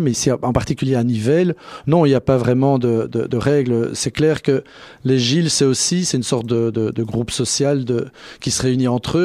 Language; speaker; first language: French; native; French